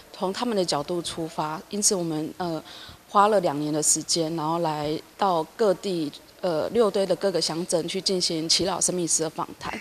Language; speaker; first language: Chinese; native; Chinese